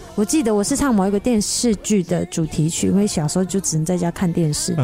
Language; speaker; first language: Chinese; native; Chinese